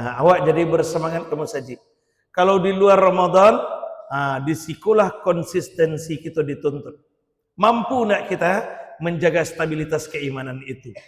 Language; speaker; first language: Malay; non-native, local second language; Minangkabau